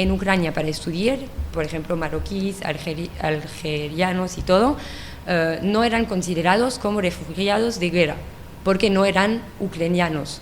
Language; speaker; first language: Spanish; non-native, fluent; French